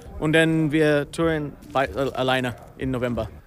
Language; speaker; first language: German; non-native, learner; English